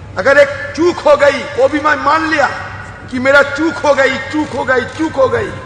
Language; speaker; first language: Hindi; non-native, local second language; Bangla